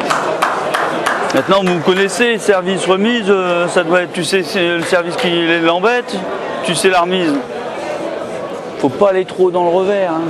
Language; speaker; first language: French; native; French